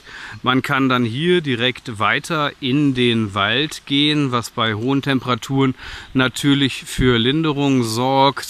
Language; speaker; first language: German; native; German